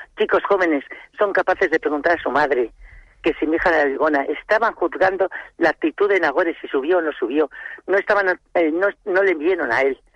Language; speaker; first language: Spanish; native; Spanish